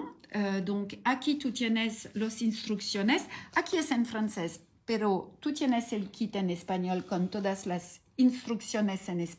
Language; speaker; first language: Spanish; non-native, learner; French